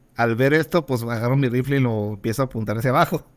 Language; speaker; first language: Spanish; native; Spanish